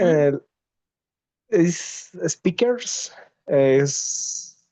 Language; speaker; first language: English; non-native, learner; Spanish